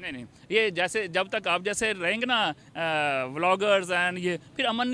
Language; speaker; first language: Hindi; native; Hindi